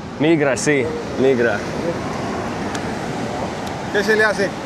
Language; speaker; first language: Spanish; non-native, learner; Ukrainian